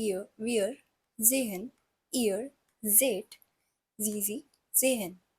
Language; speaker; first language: German; non-native, fluent; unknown